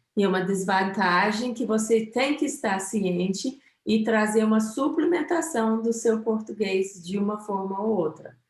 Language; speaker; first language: Portuguese; non-native, fluent; English